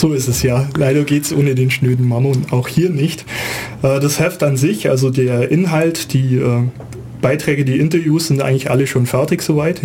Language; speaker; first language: German; native; German